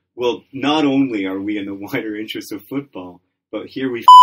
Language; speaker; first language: English; native; English